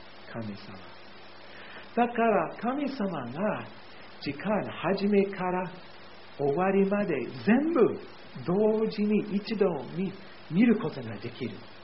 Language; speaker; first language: Japanese; non-native, fluent; English